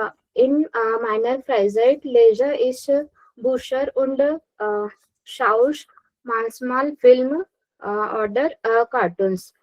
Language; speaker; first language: German; non-native, learner; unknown